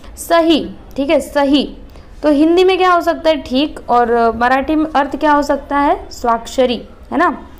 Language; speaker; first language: Hindi; non-native, local second language; Marathi